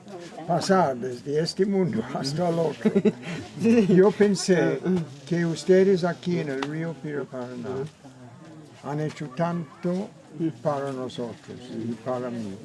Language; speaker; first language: Spanish; non-native, learner; English